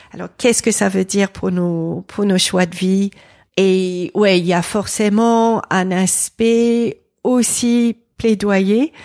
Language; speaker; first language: French; non-native, fluent; English